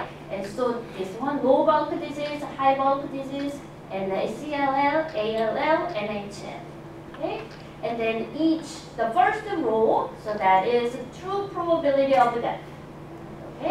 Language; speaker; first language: English; non-native, fluent; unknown